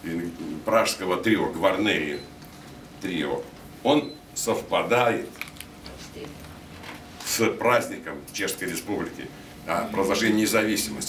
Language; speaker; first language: Russian; native; Russian